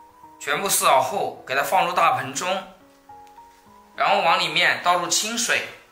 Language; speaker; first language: Chinese; native; Chinese